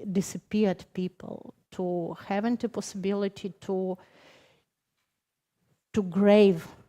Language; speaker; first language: English; non-native, fluent; Ukrainian